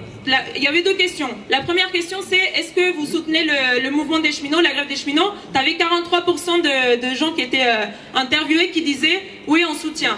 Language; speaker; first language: French; native; French